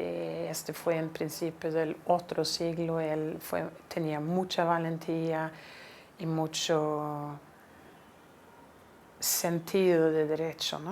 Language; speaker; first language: Spanish; non-native, fluent; Swedish